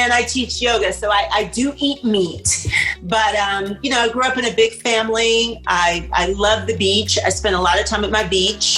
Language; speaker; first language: English; native; English